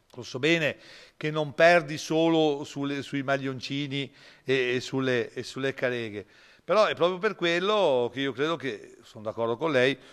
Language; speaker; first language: Italian; native; Italian